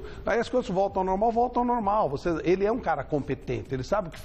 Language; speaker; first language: Portuguese; native; Portuguese